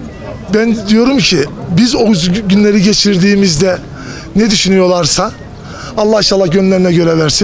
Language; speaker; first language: Turkish; native; Turkish